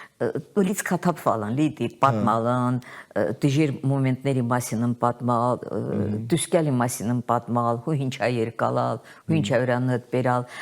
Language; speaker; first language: Armenian; native; Armenian